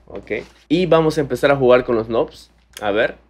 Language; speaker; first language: Spanish; native; Spanish